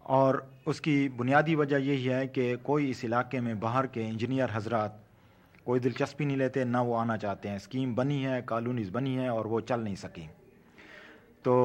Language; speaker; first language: Urdu; non-native, local second language; Saraiki